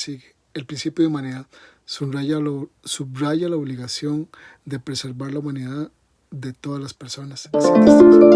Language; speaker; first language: Spanish; native; Spanish